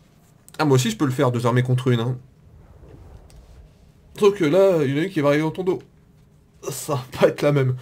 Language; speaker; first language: French; native; French